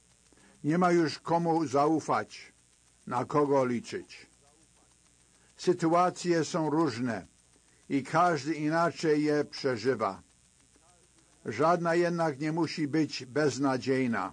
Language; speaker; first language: Polish; native; Polish